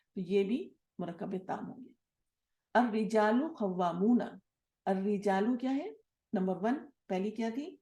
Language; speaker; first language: Urdu; native; Urdu